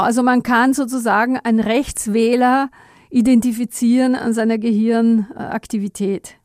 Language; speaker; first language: German; non-native, fluent; Italian